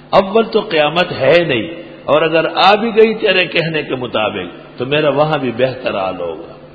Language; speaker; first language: Urdu; non-native, local second language; Pashto